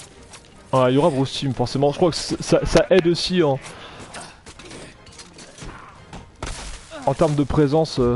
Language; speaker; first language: French; native; French